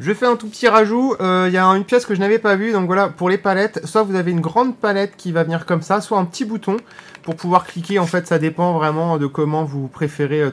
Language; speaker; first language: French; native; French